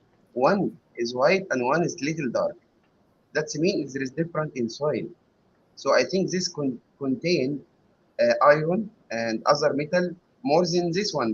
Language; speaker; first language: English; non-native, learner; Arabic